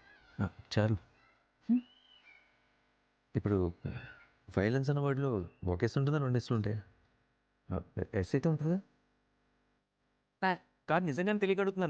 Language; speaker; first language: Telugu; native; Telugu